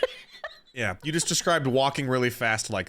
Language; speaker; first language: English; native; English